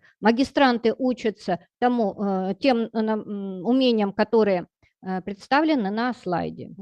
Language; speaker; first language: Russian; native; Russian